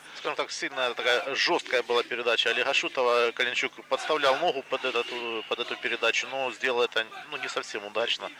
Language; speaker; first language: Russian; native; Russian